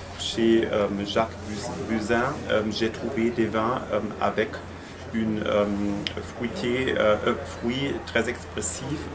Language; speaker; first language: French; non-native, fluent; German